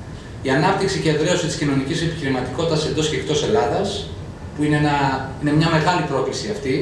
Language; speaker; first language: Greek; native; Greek